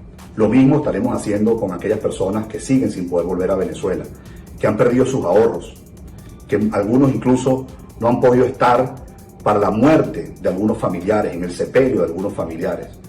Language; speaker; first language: Spanish; native; Spanish